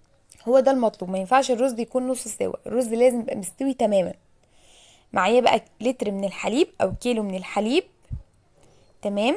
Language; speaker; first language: Arabic; native; Arabic